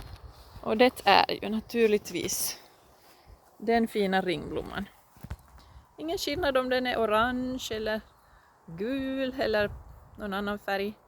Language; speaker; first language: Swedish; non-native, local second language; Finnish